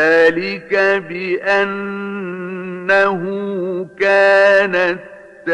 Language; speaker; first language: Arabic; native; Arabic